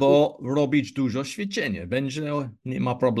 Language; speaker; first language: Polish; non-native, learner; English